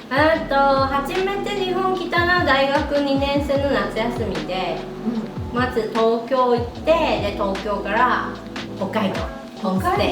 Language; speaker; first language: Japanese; non-native, fluent; Chinese